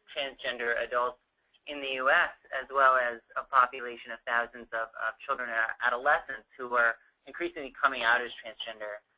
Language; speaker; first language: English; native; English